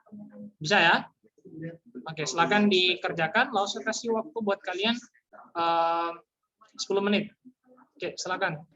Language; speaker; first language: Indonesian; native; Indonesian